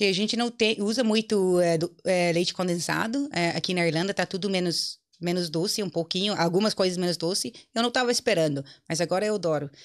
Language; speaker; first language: Portuguese; non-native, fluent; English